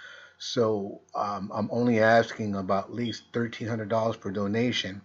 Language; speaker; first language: English; native; English